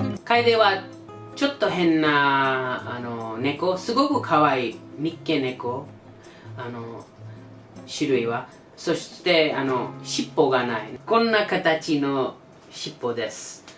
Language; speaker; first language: Japanese; non-native, learner; English